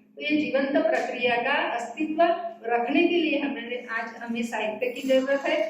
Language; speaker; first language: Hindi; non-native, local second language; Gondi